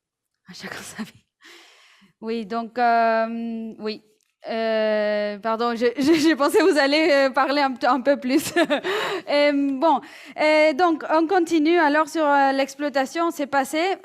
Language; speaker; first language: French; non-native, fluent; Spanish